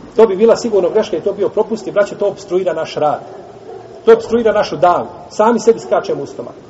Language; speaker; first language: Bosnian; native; Bosnian